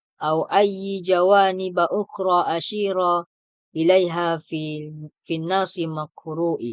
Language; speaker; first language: Arabic; non-native, learner; Indonesian